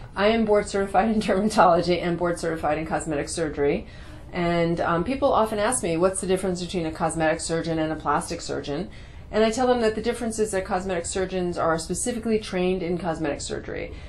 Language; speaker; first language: English; native; English